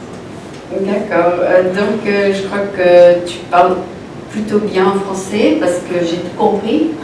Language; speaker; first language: French; non-native, local second language; Arabic